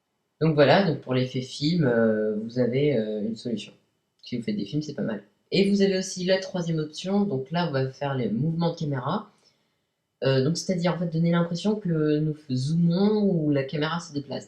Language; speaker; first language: French; native; French